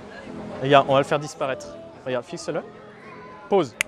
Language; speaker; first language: French; native; French